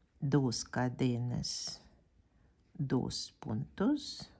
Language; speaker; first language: Spanish; non-native, fluent; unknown